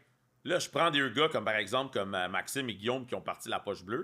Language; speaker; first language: French; native; French